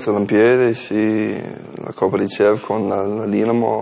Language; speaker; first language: Italian; non-native, learner; English